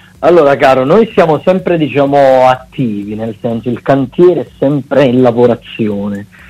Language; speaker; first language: Italian; native; Italian